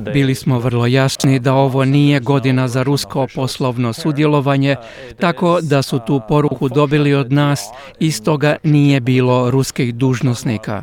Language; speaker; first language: Croatian; native; Croatian